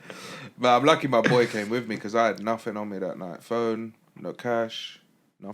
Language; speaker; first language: English; native; English